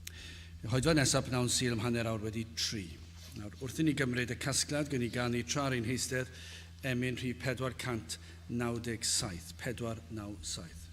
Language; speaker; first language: Welsh; native; Welsh